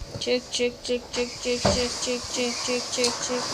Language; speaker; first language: Turkish; native; Turkish